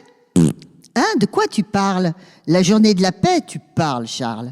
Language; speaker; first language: French; native; French